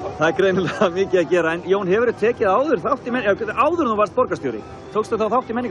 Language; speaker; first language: Icelandic; native; Icelandic